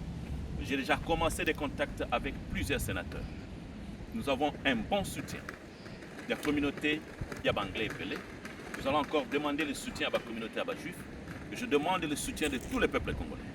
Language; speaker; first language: French; non-native, local second language; Lingala